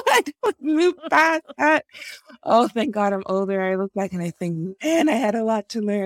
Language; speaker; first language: English; non-native, local second language; Yoruba